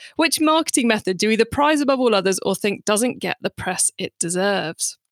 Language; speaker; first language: English; native; English